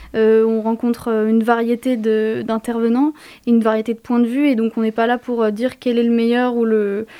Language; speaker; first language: French; native; French